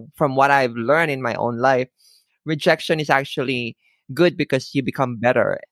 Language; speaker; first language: English; non-native, local second language; Filipino